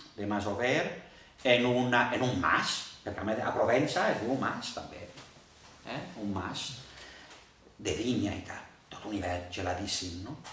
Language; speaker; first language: Catalan; early bilingual, heritage; Catalan